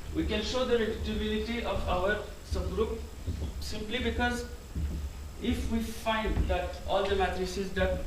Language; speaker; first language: English; non-native, fluent; French